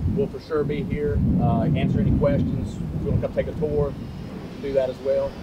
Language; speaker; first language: English; native; English